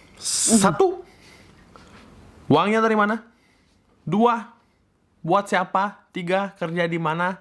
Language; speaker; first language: Indonesian; early bilingual, other home language; Russian